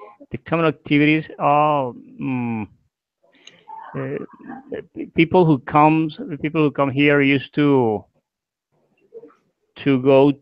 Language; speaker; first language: English; non-native, learner; Spanish